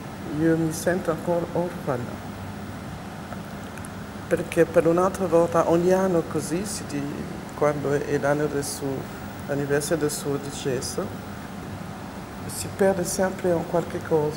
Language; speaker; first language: Italian; non-native, fluent; French